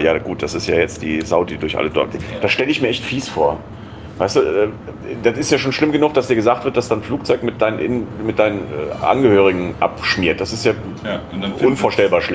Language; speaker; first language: German; native; German